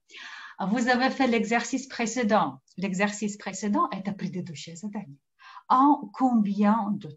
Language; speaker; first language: French; non-native, fluent; Russian